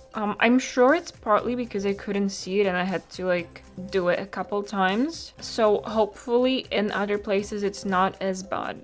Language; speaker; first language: English; non-native, fluent; Polish